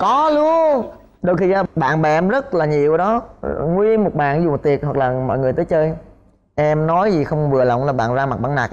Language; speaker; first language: Vietnamese; native; Vietnamese